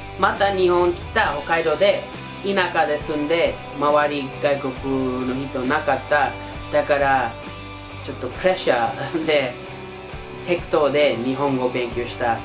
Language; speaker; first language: Japanese; non-native, fluent; English